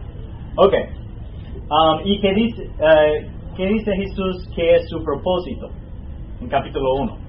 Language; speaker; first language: Spanish; non-native, fluent; English